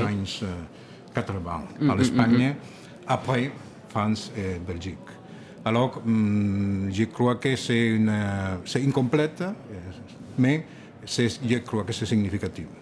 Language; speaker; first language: French; non-native, learner; Catalan